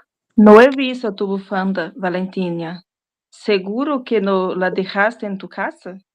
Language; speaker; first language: Spanish; non-native, learner; Portuguese